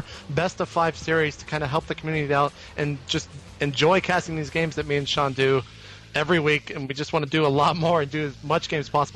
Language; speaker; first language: English; native; English